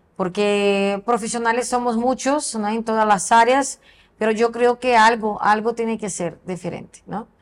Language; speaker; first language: Spanish; non-native, fluent; Portuguese